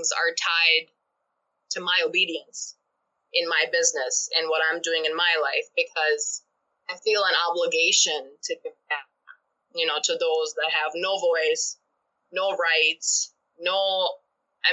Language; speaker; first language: English; non-native, local second language; Urdu